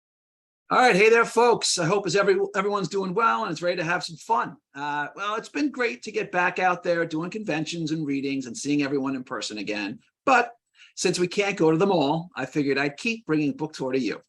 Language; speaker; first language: English; native; English